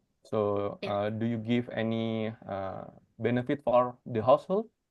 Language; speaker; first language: English; non-native, fluent; Indonesian